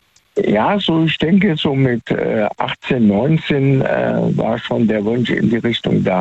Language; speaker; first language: German; native; German